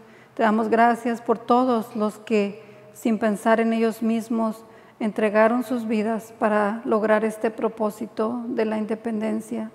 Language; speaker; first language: Spanish; native; Spanish